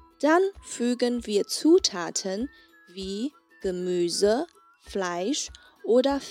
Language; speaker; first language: German; non-native, fluent; Chinese